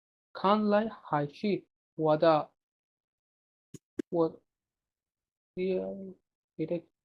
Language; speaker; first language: Chinese; non-native, learner; Bangla